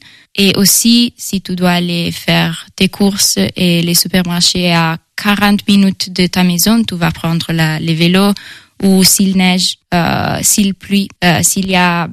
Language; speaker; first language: French; non-native, fluent; Italian